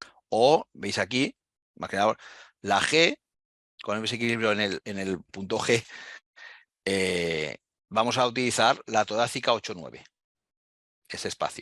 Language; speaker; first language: Spanish; native; Spanish